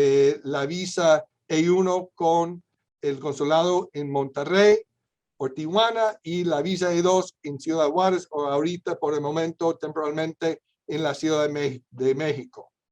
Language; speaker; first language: Spanish; non-native, fluent; English